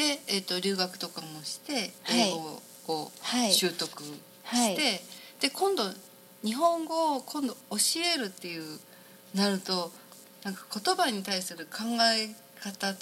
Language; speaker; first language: Japanese; native; Japanese